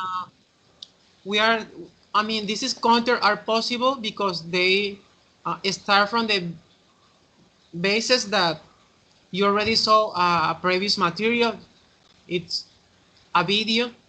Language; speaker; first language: English; non-native, fluent; Spanish